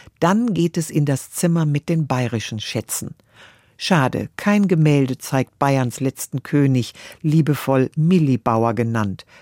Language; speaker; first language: German; native; German